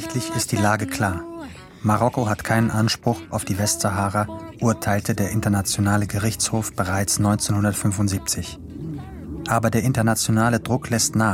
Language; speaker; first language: German; native; German